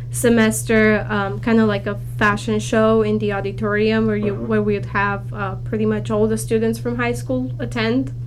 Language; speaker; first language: English; non-native, fluent; Romanian